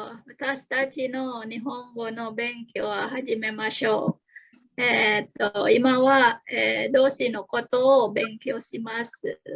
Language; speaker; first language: Japanese; non-native, fluent; Indonesian